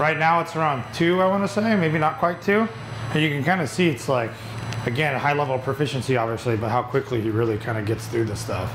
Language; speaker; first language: English; native; English